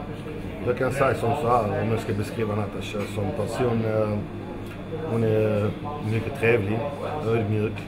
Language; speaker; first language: Swedish; early bilingual, other home language; Macedonian